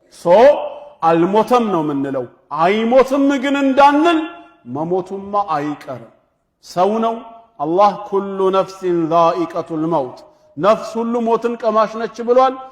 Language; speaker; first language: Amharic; non-native, local second language; Oromo